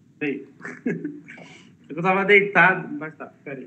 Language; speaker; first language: Portuguese; native; Portuguese